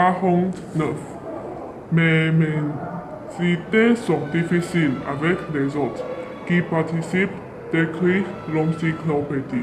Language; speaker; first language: French; non-native, learner; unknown